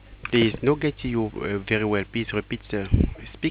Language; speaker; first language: English; non-native, local second language; French